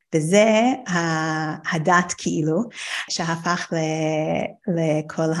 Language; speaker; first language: Hebrew; non-native, fluent; English